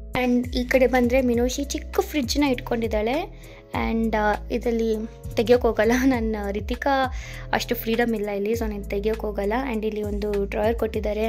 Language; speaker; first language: Kannada; non-native, local second language; Telugu